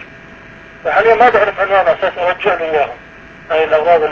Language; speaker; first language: Arabic; native; Arabic